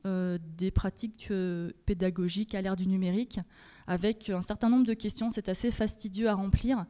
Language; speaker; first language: French; native; French